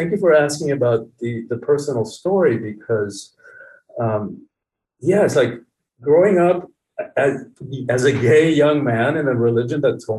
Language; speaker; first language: English; early bilingual, other home language; Spanish